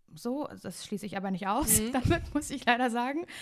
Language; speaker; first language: German; native; German